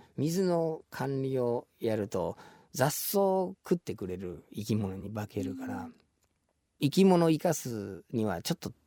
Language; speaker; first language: Japanese; non-native, fluent; English